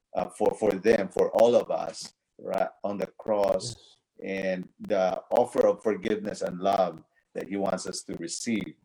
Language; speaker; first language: English; non-native, local second language; Cebuano